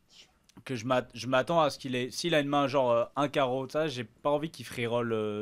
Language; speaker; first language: French; native; French